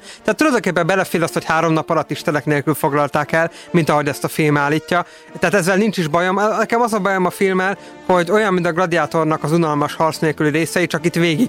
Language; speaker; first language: Hungarian; native; Hungarian